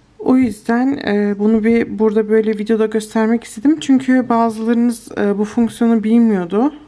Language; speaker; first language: Turkish; early bilingual, heritage; Turkish